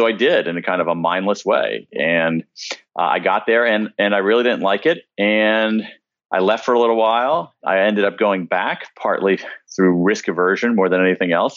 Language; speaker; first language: English; native; English